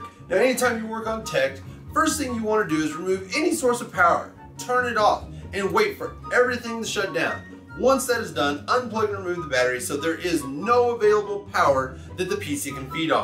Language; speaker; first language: English; native; English